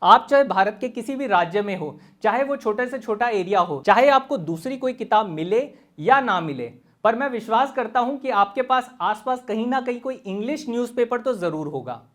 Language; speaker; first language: Hindi; native; Hindi